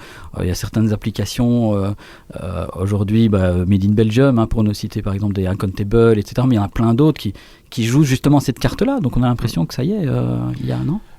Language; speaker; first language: French; native; French